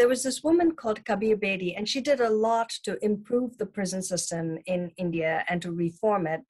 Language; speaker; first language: English; non-native, local second language; Tamil